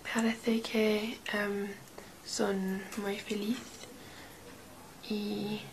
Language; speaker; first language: Spanish; non-native, learner; English